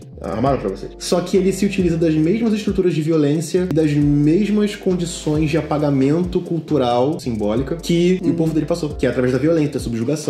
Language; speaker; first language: Portuguese; native; Portuguese